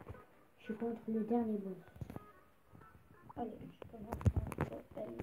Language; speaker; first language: French; native; French